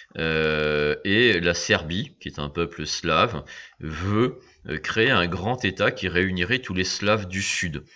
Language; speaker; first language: French; native; French